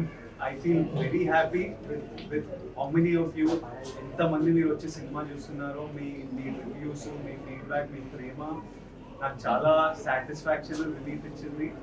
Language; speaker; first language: Telugu; native; Telugu